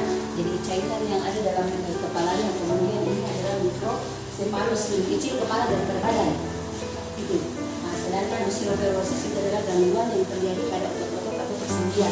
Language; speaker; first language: Indonesian; non-native, local second language; Buginese